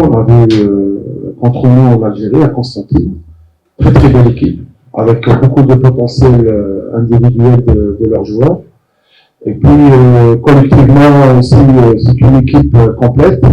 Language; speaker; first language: French; non-native, local second language; Arabic